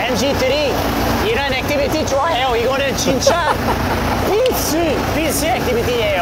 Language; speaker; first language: Korean; non-native, fluent; English